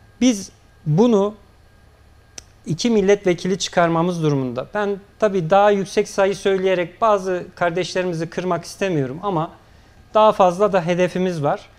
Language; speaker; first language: Turkish; native; Turkish